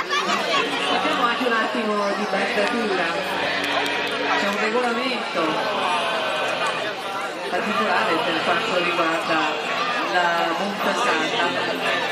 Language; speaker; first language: Italian; native; Italian